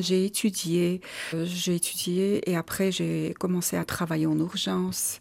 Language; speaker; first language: French; non-native, learner; Armenian